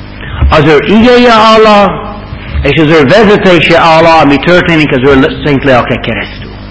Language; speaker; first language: Hungarian; non-native, fluent; English